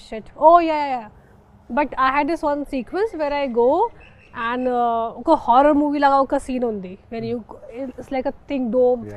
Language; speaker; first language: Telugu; non-native, fluent; Hindi